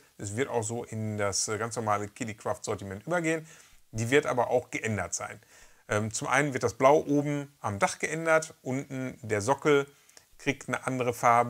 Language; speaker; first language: German; native; German